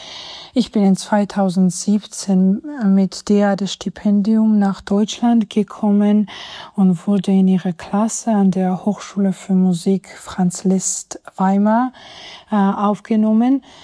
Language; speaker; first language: German; non-native, fluent; Georgian